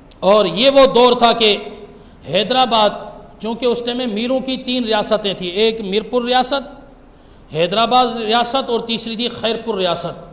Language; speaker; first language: Urdu; non-native, local second language; Sindhi